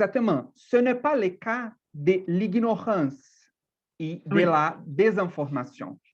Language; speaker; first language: French; non-native, fluent; Portuguese